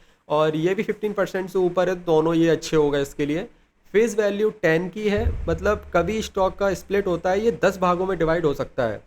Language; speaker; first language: Hindi; native; Hindi